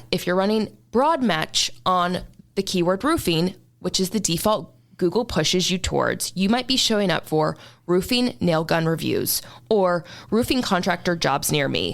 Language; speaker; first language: English; native; English